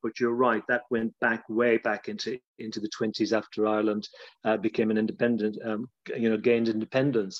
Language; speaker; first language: English; native; English